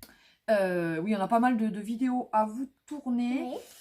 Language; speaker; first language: French; native; French